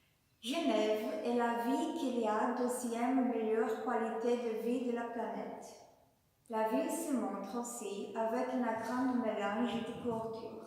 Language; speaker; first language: French; non-native, learner; Portuguese